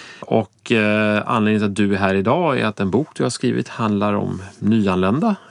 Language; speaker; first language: Swedish; native; Swedish